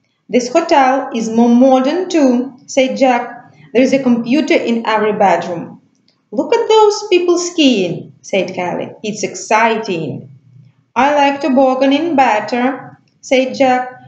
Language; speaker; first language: English; non-native, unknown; Ukrainian